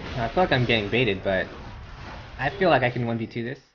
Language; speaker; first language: English; native; English